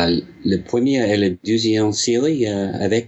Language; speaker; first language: French; non-native, learner; English